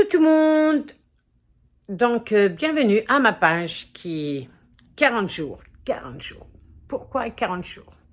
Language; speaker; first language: French; native; French